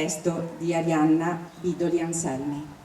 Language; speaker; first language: Italian; native; Italian